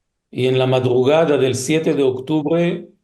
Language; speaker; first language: Spanish; early bilingual, heritage; Hebrew